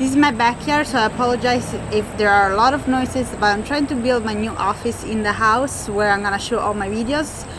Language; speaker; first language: English; non-native, fluent; Italian